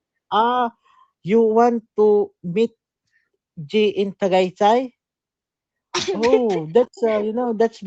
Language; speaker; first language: English; non-native, learner; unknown